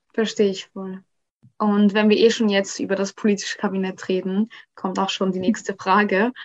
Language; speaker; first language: German; early bilingual, other home language; Somali